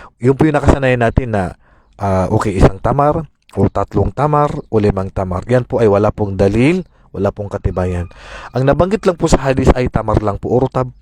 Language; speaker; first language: Filipino; non-native, local second language; Maranao